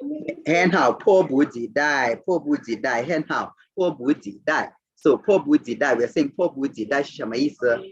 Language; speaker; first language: Chinese; non-native, fluent; Swahili